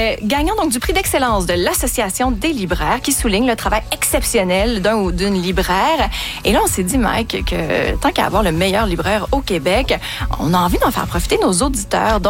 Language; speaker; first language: French; native; French